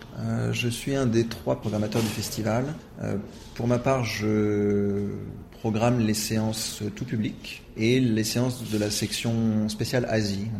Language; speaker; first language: French; native; French